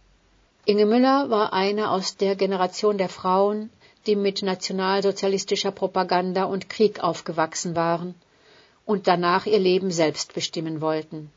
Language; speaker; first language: German; native; German